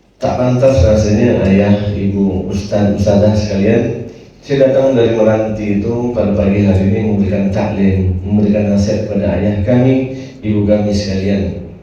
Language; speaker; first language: Indonesian; native; Indonesian